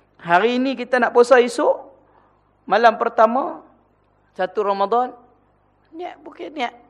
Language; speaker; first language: Malay; native; Malay